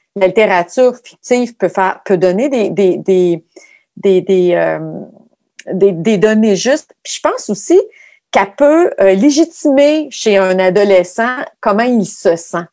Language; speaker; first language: French; native; French